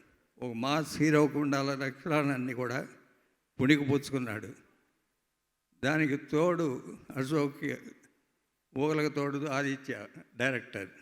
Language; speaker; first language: Telugu; native; Telugu